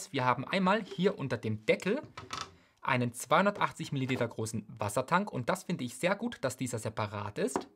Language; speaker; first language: German; native; German